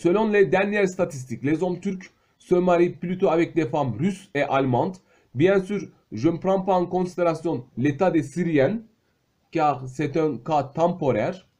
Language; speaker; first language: French; non-native, fluent; Turkish